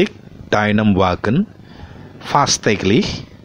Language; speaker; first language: German; non-native, fluent; Indonesian